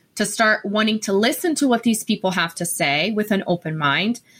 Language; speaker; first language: English; non-native, fluent; Portuguese